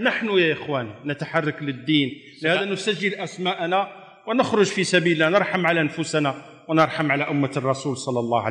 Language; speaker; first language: Arabic; non-native, fluent; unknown